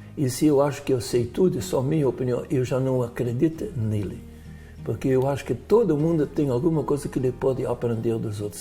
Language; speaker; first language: Portuguese; non-native, fluent; Dutch